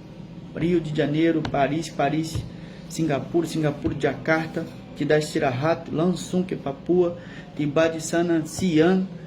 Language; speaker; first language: Indonesian; non-native, learner; Portuguese